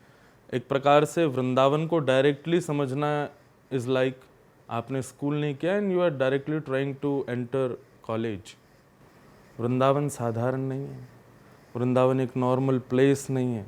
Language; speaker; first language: Hindi; native; Hindi